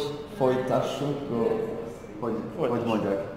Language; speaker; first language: Hungarian; non-native, learner; Swedish